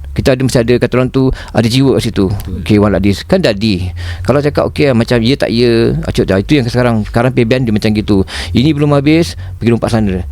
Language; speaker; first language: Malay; native; Malay